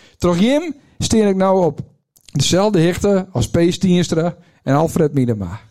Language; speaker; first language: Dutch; native; Dutch